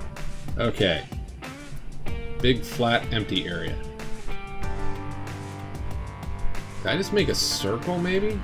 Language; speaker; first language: English; native; English